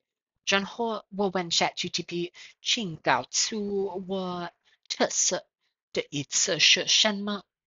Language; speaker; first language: Chinese; non-native, learner; English